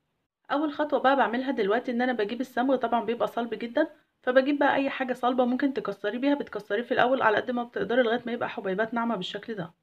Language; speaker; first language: Arabic; native; Arabic